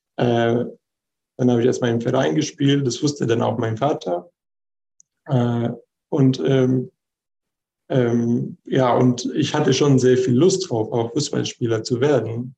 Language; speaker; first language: German; non-native, fluent; Arabic